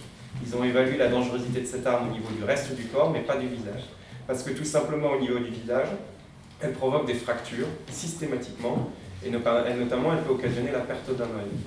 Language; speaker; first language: French; native; French